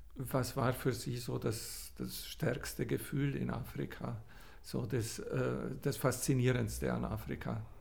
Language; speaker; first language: German; native; German